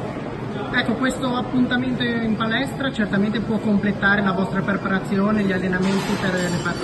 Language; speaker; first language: Italian; native; Italian